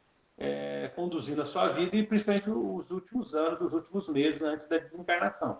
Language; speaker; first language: Portuguese; native; Portuguese